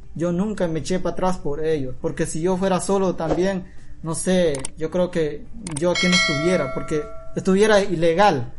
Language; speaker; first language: Spanish; non-native, local second language; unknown